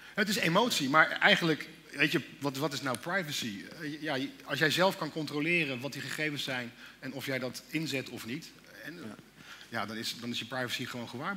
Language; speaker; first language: Dutch; native; Dutch